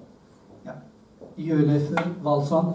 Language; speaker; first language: Norwegian; non-native, learner; Arabic